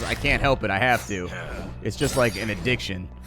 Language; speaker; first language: English; native; English